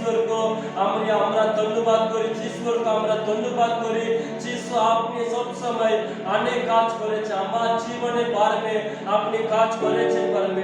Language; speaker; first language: Bangla; non-native, learner; Hindi